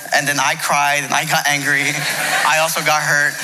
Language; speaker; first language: English; native; English